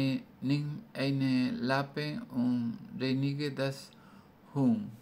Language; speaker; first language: German; non-native, learner; Spanish